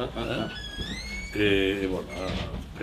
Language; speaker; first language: French; non-native, fluent; Spanish